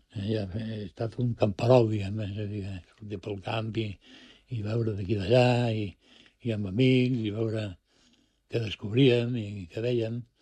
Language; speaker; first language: Catalan; early bilingual, other home language; Spanish